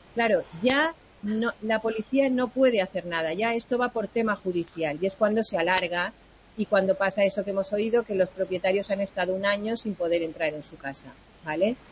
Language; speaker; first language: Spanish; native; Spanish